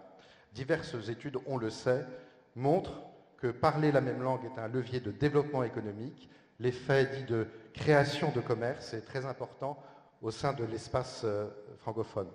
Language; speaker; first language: French; native; French